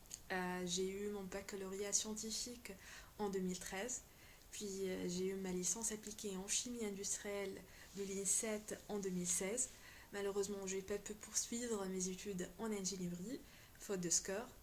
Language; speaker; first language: French; non-native, local second language; Arabic